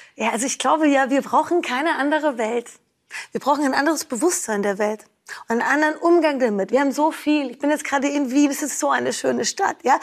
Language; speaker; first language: German; native; German